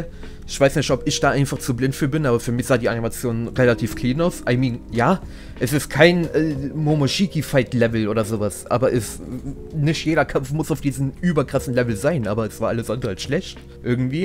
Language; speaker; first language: German; native; German